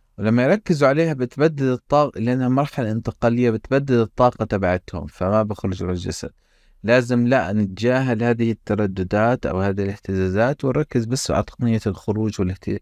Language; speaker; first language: Arabic; native; Arabic